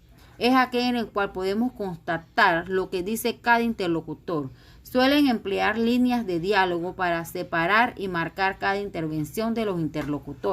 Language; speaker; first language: Spanish; native; Spanish